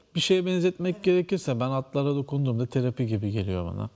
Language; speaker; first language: Turkish; native; Turkish